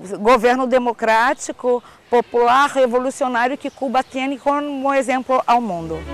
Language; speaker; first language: Portuguese; non-native, learner; Spanish